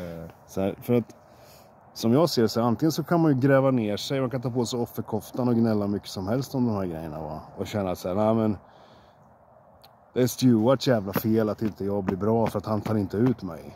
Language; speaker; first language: Swedish; native; Swedish